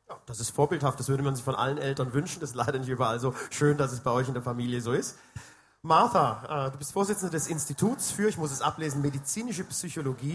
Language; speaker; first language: German; native; German